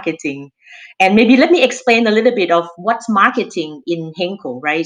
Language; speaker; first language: English; non-native, fluent; Thai